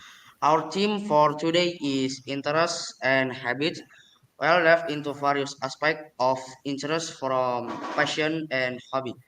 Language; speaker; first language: English; non-native, learner; Indonesian